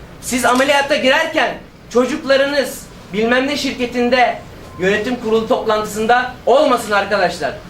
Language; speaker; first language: Turkish; native; Turkish